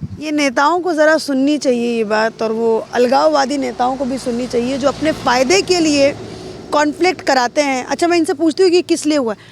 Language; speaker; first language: Hindi; native; Hindi